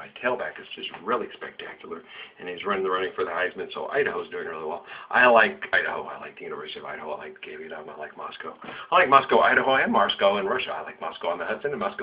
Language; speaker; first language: English; native; English